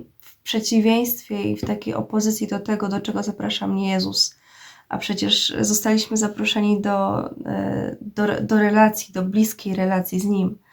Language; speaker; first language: Polish; native; Polish